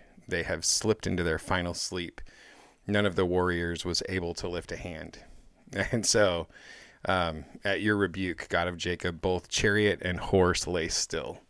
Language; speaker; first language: English; native; English